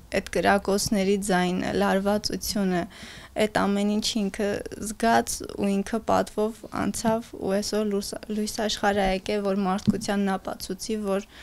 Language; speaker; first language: Armenian; native; Armenian